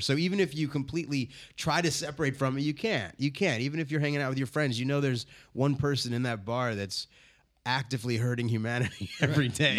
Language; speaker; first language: English; native; English